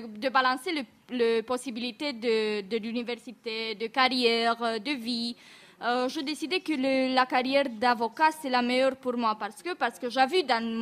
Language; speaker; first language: French; non-native, fluent; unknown